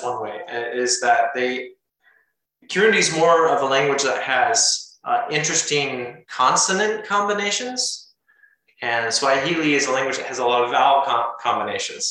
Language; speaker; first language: English; native; English